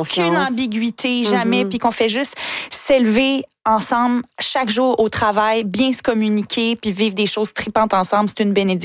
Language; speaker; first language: French; native; French